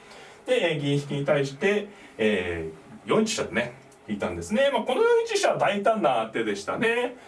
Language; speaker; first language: Japanese; native; Japanese